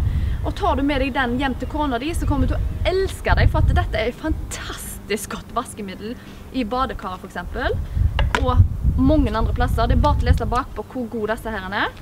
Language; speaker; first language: Norwegian; native; Norwegian